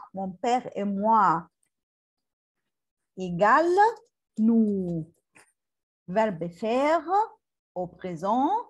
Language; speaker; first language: French; non-native, learner; Arabic